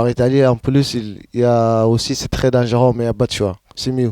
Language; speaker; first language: French; non-native, learner; Arabic